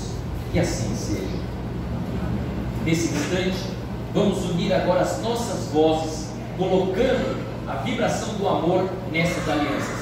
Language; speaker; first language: Portuguese; native; Portuguese